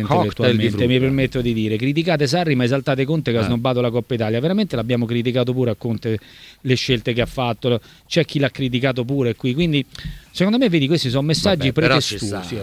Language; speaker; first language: Italian; native; Italian